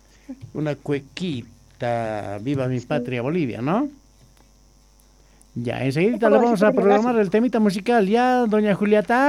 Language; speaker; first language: Spanish; native; Spanish